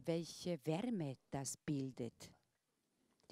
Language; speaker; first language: German; non-native, fluent; Slovak